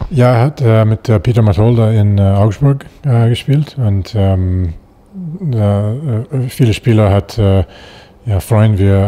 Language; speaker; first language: German; non-native, learner; English